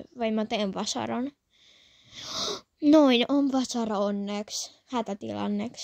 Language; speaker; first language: Finnish; early bilingual, other home language; Polish